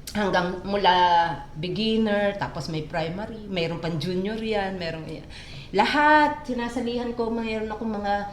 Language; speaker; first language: Filipino; native; Filipino